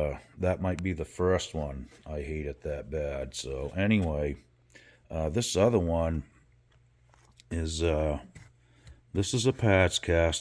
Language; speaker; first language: English; native; English